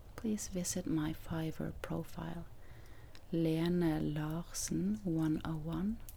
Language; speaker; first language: English; non-native, fluent; Norwegian